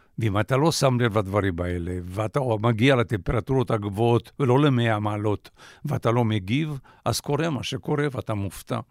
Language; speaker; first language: Hebrew; non-native, fluent; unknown